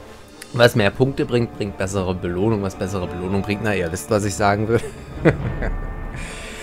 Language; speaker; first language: German; native; German